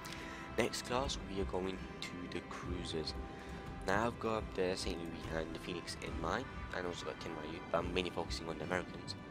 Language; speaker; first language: English; native; English